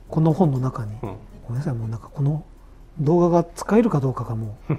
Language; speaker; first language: Japanese; native; Japanese